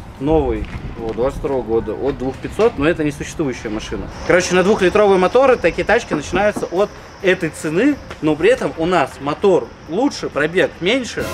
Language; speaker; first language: Russian; native; Russian